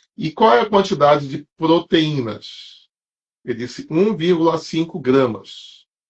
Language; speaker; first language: Portuguese; native; Portuguese